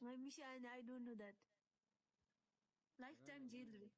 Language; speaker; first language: English; non-native, learner; Nepali